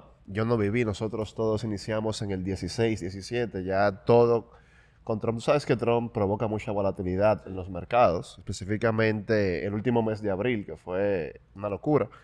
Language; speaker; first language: Spanish; native; Spanish